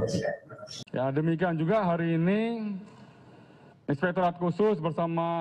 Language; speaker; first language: Indonesian; native; Indonesian